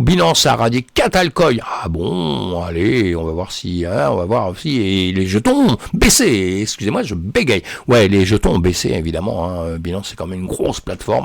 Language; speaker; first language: French; native; French